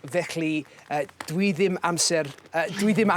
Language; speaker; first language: Welsh; non-native, learner; English